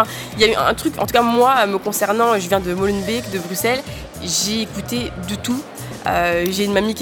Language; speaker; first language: French; native; French